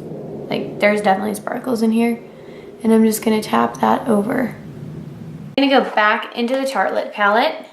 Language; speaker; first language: English; native; English